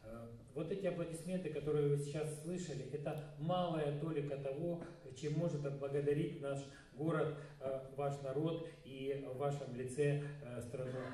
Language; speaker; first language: Russian; native; Russian